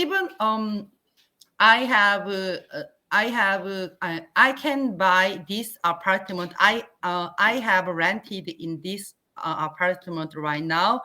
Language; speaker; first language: English; non-native, learner; Korean